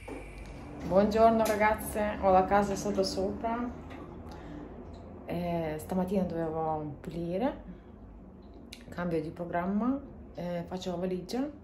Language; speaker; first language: Italian; non-native, fluent; Lithuanian